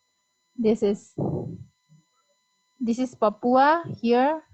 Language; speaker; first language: English; non-native, fluent; Indonesian